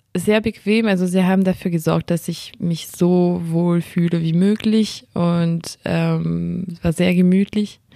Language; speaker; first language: German; non-native, fluent; French